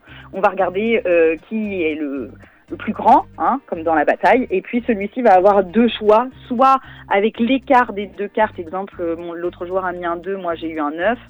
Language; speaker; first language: French; native; French